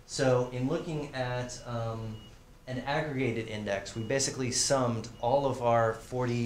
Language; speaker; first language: English; native; English